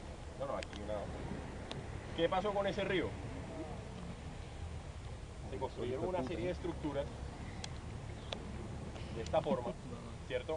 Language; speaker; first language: Spanish; native; Spanish